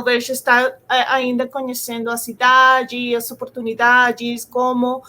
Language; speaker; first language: Portuguese; non-native, fluent; Spanish